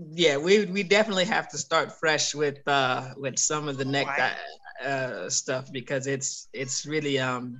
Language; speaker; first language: English; native; English